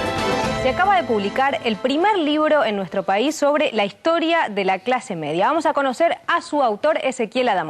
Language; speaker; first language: Spanish; native; Spanish